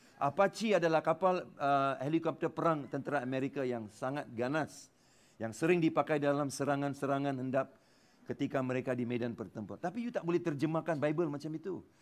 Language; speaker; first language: Malay; non-native, local second language; Tamil